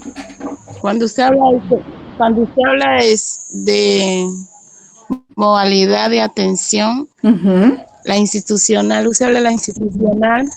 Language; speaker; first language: Spanish; native; Spanish